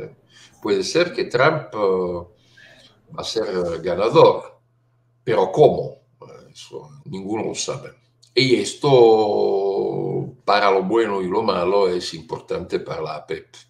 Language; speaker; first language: Spanish; non-native, fluent; Italian